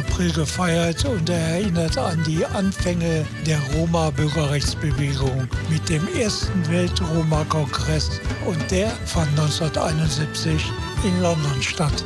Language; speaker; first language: German; native; German